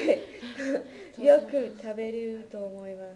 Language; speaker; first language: Japanese; non-native, learner; English